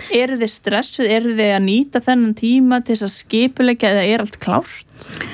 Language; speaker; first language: Icelandic; native; Icelandic